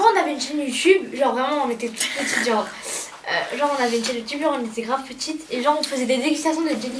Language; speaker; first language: French; native; French